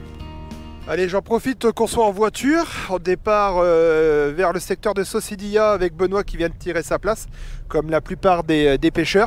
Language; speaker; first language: French; native; French